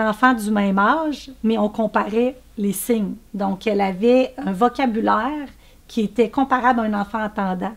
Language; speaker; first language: French; native; French